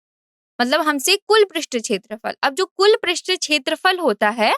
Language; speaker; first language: Hindi; native; Hindi